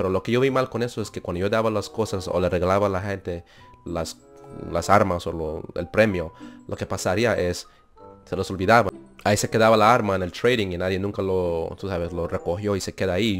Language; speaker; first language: Spanish; early bilingual, heritage; Spanish